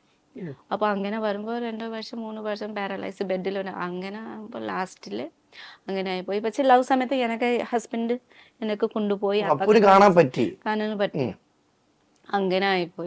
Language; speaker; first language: Malayalam; non-native, learner; Nepali